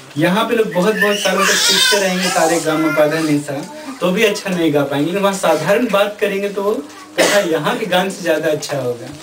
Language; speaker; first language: Hindi; native; Hindi